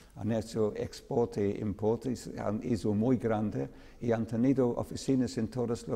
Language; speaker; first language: Spanish; non-native, learner; English